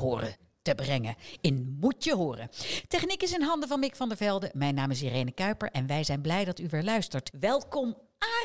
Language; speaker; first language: Dutch; native; Dutch